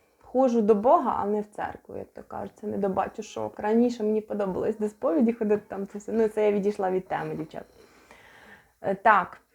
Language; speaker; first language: Ukrainian; non-native, local second language; Russian